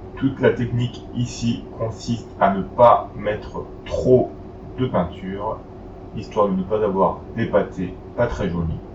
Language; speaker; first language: French; native; French